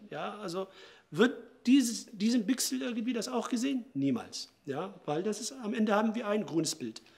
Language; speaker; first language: German; non-native, fluent; Arabic